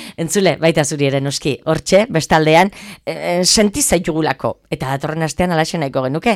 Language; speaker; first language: Basque; native; Basque